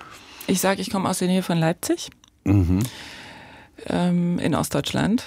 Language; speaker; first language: German; native; German